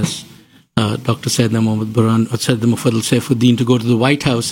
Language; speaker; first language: English; non-native, local second language; Gujarati